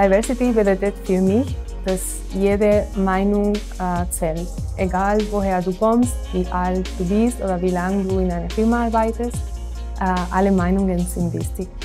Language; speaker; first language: German; non-native, fluent; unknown